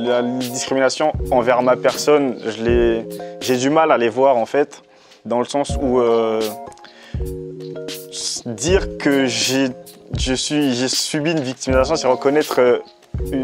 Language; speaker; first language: French; native; French